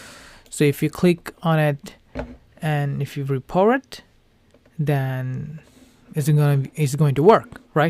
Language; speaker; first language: English; non-native, fluent; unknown